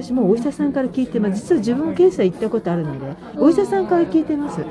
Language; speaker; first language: Japanese; native; Japanese